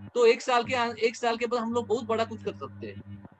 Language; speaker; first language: Hindi; non-native, local second language; Marathi